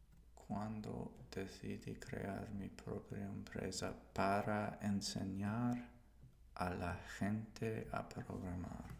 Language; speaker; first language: Spanish; non-native, learner; English